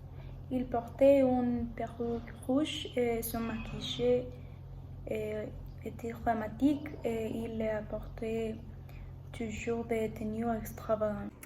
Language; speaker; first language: French; non-native, learner; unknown